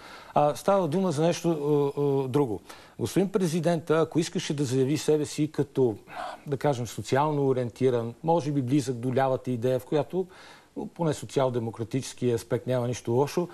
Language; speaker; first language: Bulgarian; native; Bulgarian